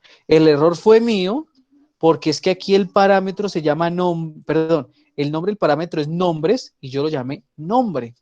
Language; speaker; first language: Spanish; native; Spanish